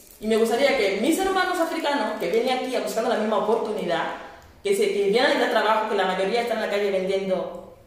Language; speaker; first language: Spanish; non-native, fluent; Portuguese